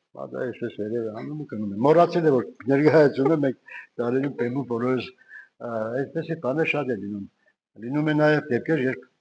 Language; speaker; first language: Armenian; native; Armenian